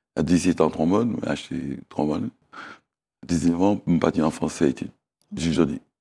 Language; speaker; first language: French; native; French